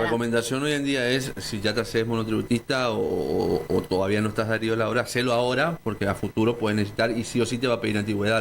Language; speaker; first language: Spanish; native; Spanish